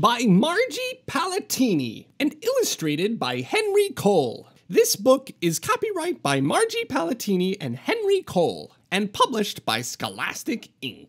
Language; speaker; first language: English; native; English